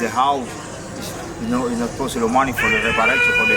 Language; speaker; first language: English; non-native, learner; Spanish